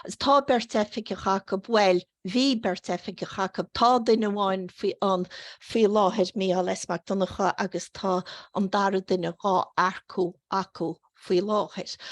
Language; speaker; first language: Irish; native; Irish